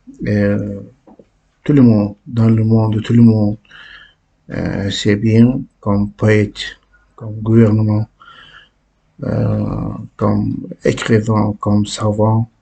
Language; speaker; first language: French; non-native, learner; Uzbek